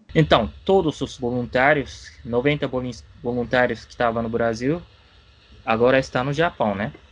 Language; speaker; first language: Portuguese; non-native, fluent; Japanese